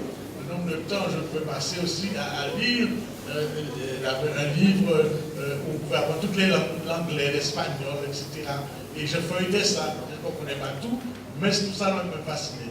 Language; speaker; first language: French; native; French